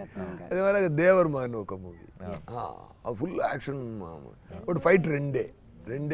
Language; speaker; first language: Telugu; non-native, learner; Tamil